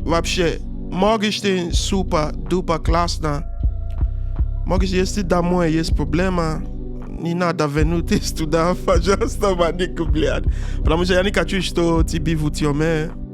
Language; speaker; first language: Russian; non-native, learner; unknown